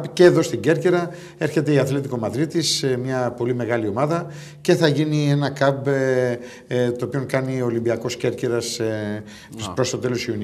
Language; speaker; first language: Greek; native; Greek